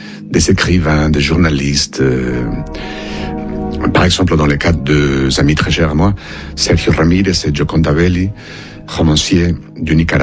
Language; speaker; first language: French; non-native, fluent; Spanish